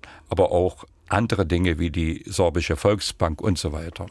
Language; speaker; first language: German; non-native, local second language; Upper Sorbian